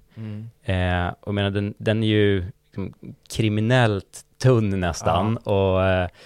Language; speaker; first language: Swedish; native; Swedish